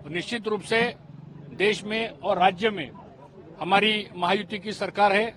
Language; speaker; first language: Hindi; non-native, local second language; Marathi